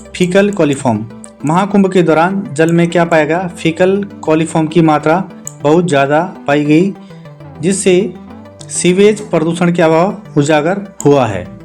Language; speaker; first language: Hindi; native; Hindi